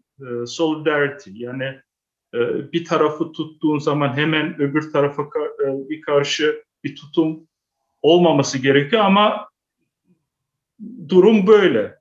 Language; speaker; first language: Turkish; early bilingual, heritage; Turkish